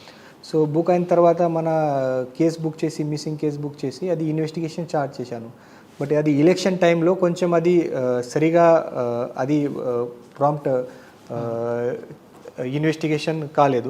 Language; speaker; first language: Telugu; non-native, fluent; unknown